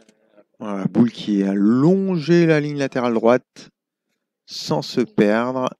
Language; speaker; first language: French; native; French